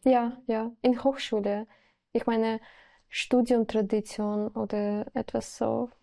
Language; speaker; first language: German; non-native, learner; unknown